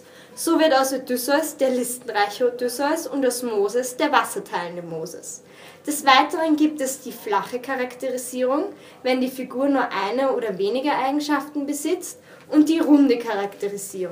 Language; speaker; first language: German; native; German